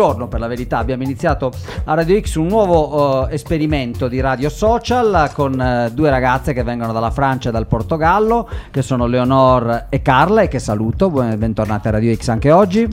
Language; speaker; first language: Italian; native; Italian